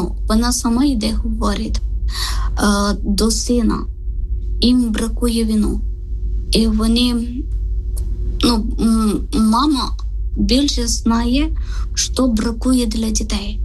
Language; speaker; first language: Ukrainian; non-native, learner; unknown